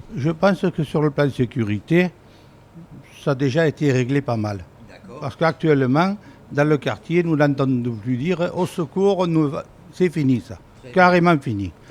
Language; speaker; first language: French; native; French